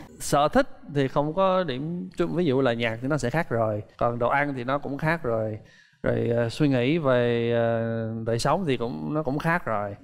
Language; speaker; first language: Vietnamese; non-native, fluent; English